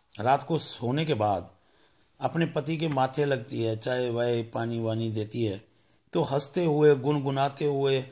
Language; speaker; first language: Hindi; non-native, local second language; Punjabi